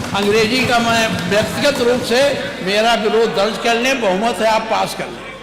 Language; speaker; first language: Hindi; native; Hindi